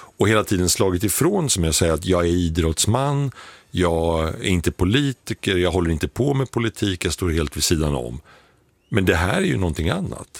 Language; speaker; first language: Swedish; native; Swedish